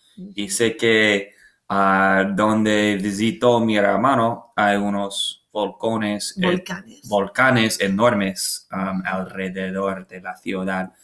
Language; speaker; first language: Spanish; non-native, learner; English